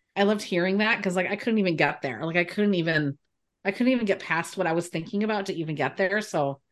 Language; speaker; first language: English; native; English